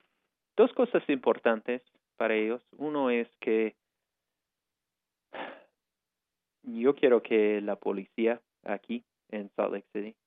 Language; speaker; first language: Spanish; non-native, fluent; English